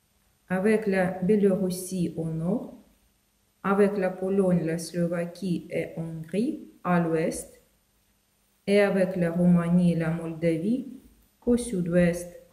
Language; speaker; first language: French; non-native, fluent; Ukrainian